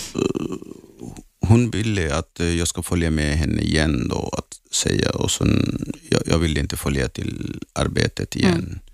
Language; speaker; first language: Swedish; non-native, learner; Arabic